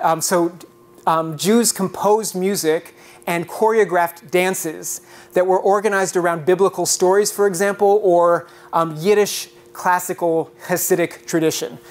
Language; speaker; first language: English; native; English